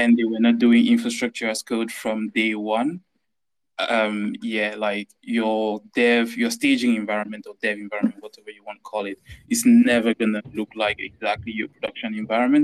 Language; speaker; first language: English; non-native, local second language; French